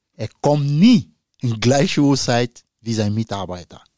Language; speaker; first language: German; non-native, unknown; Dyula